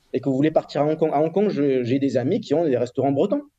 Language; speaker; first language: French; native; French